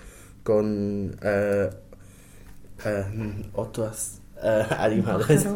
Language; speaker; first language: Spanish; non-native, learner; English